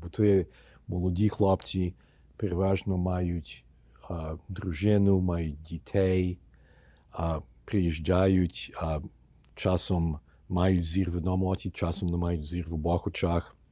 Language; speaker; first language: Ukrainian; early bilingual, heritage; Ukrainian